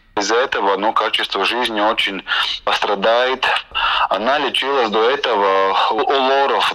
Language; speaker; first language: Russian; non-native, local second language; Latvian